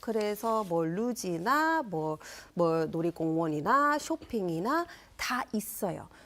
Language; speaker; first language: Korean; non-native, fluent; English